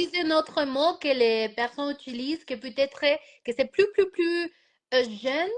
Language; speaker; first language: French; non-native, learner; Spanish